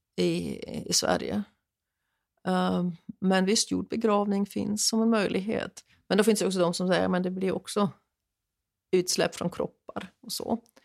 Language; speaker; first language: Swedish; non-native, fluent; German